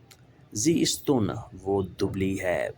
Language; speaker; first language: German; non-native, fluent; Urdu